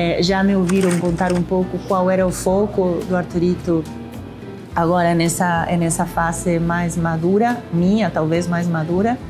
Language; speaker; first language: Portuguese; non-native, fluent; Spanish